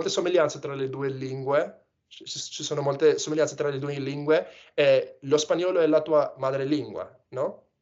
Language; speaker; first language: Italian; non-native, fluent; English